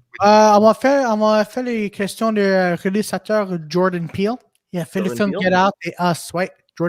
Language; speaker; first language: French; non-native, local second language; English